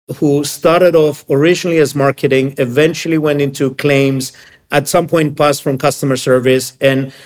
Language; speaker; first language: English; early bilingual, other home language; Greek